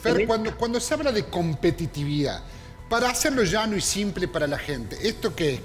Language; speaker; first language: Spanish; native; Spanish